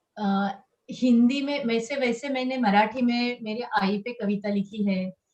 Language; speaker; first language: Hindi; non-native, local second language; Marathi